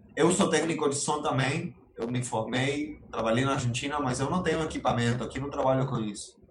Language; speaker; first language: Portuguese; non-native, fluent; Spanish